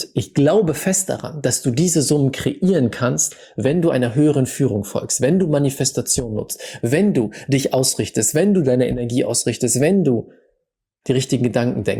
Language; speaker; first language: German; native; German